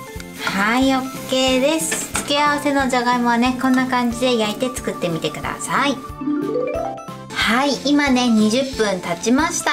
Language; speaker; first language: Japanese; native; Japanese